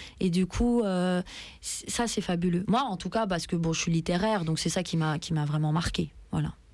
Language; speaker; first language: French; early bilingual, other home language; Persian